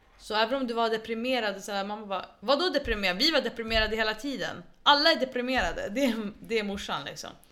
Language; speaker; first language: Swedish; early bilingual, other home language; Arabic